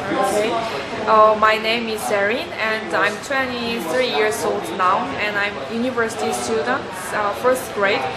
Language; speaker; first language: English; non-native, learner; Korean